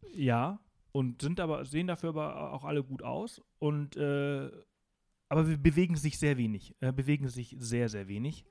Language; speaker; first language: German; non-native, fluent; Spanish